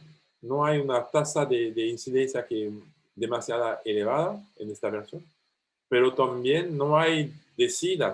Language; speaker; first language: Spanish; non-native, fluent; French